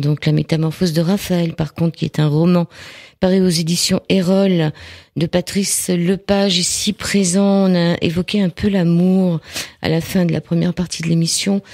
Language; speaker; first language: French; native; French